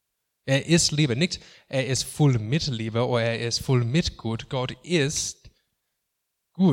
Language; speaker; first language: German; non-native, fluent; English